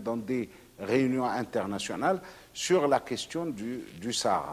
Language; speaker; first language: French; non-native, local second language; Arabic